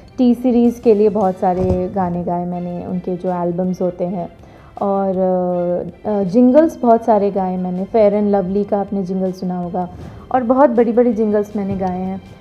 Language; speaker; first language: Hindi; non-native, local second language; Bangla